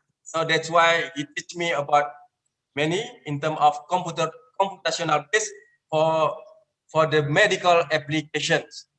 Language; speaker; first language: English; non-native, learner; Indonesian